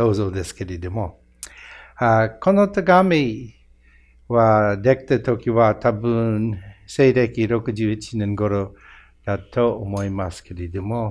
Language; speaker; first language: Japanese; non-native, fluent; English